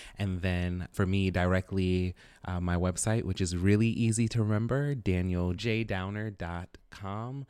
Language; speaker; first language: English; native; English